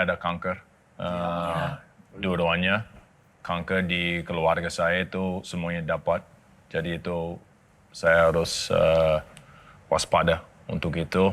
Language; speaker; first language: Indonesian; non-native, learner; English